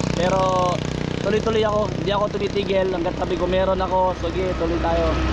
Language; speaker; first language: Filipino; native; Filipino